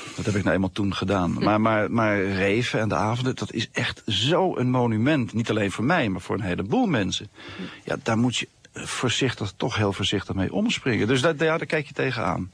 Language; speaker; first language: Dutch; native; Dutch